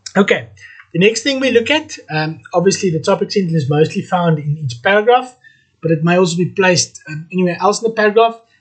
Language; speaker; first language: English; non-native, local second language; Afrikaans